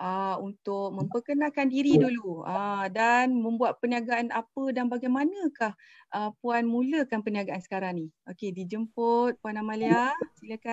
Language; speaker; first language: Malay; native; Malay